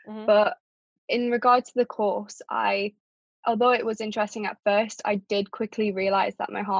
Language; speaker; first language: English; native; English